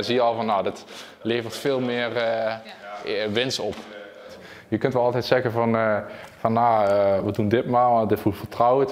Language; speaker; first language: Dutch; native; Dutch